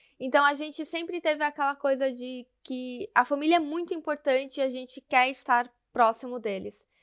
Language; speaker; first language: Portuguese; native; Portuguese